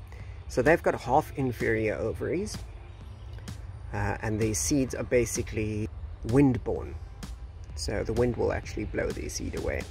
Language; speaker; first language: English; native; English